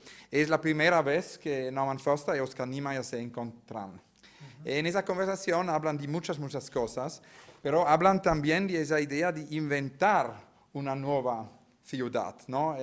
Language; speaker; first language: Spanish; non-native, learner; Italian